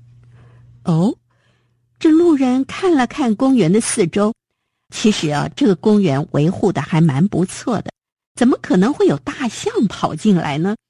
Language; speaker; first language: Chinese; native; Chinese